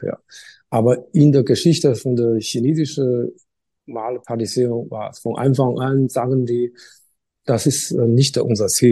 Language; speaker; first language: German; non-native, learner; Chinese